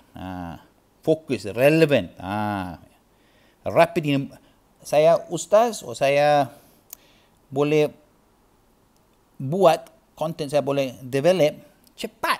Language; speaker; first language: Malay; non-native, learner; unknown